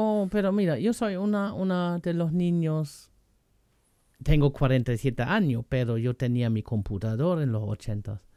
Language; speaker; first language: Spanish; non-native, fluent; German